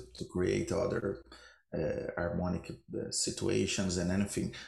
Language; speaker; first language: English; non-native, learner; Portuguese